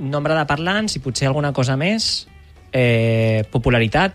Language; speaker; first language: Catalan; native; Catalan